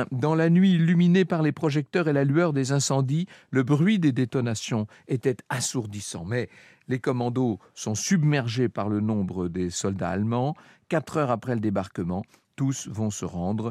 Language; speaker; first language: French; native; French